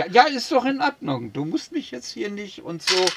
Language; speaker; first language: German; native; German